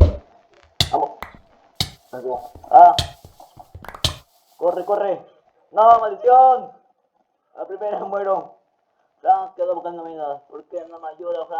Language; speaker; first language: Spanish; native; Spanish